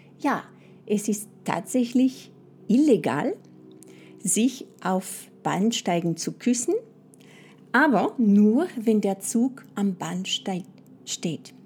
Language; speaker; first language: German; non-native, fluent; French